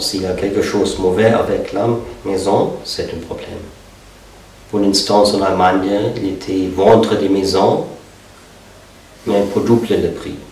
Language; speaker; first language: French; non-native, fluent; German